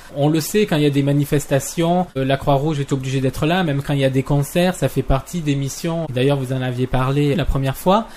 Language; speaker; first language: French; native; French